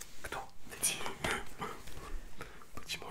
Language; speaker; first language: Russian; non-native, learner; French